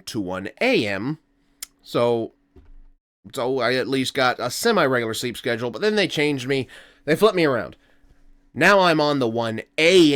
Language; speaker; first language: English; native; English